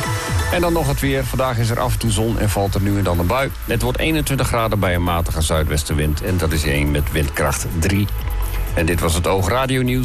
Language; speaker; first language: Dutch; native; Dutch